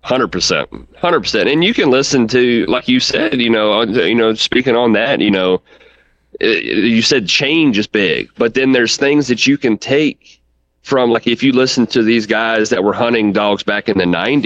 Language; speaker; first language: English; native; English